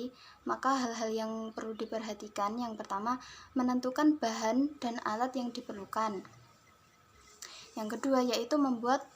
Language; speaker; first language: Indonesian; native; Indonesian